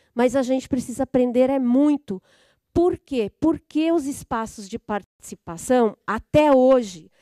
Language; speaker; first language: Portuguese; native; Portuguese